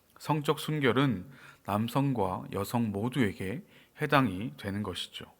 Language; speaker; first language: Korean; native; Korean